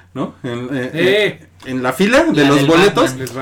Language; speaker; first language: Spanish; native; Spanish